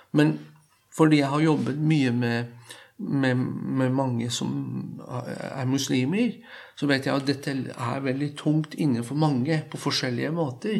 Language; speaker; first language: Norwegian; non-native, fluent; Persian